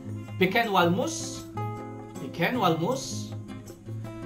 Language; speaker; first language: Portuguese; non-native, learner; Filipino